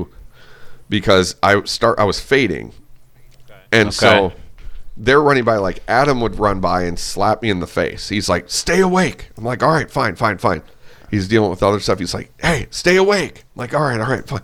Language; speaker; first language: English; native; English